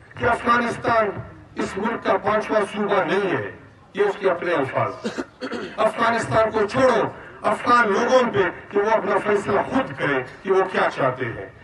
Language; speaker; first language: Urdu; non-native, local second language; Baluchi